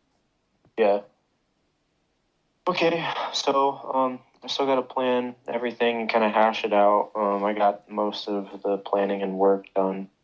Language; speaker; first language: English; native; English